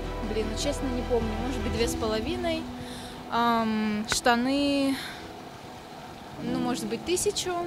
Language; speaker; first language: Russian; native; Russian